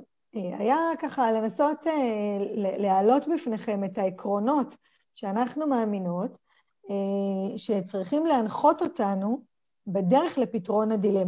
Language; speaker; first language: Hebrew; native; Hebrew